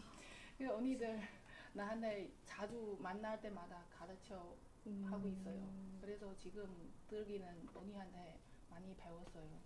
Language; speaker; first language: Korean; non-native, learner; Chinese